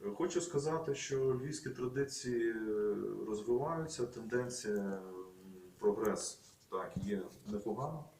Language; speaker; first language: Ukrainian; native; Ukrainian